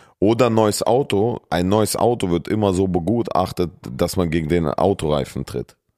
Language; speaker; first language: German; early bilingual, other home language; Russian